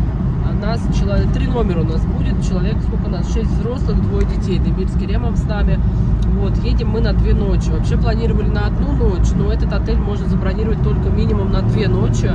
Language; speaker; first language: Russian; native; Russian